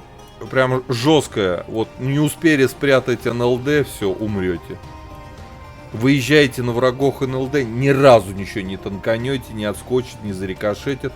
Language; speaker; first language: Russian; native; Russian